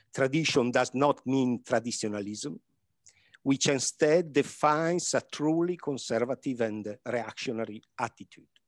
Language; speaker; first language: English; non-native, learner; Italian